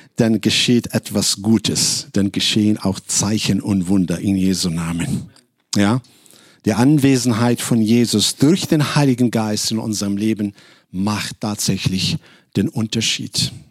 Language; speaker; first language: German; non-native, fluent; Arabic